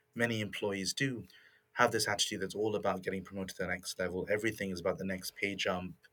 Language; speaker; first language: English; native; English